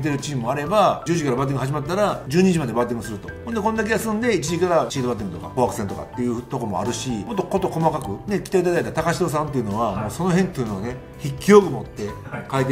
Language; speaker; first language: Japanese; native; Japanese